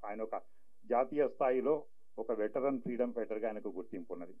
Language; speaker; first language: Telugu; native; Telugu